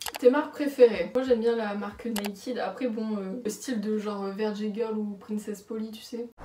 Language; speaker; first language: French; native; French